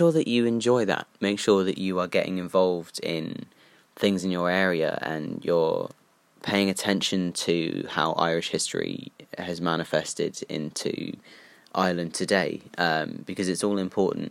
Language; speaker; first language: English; native; English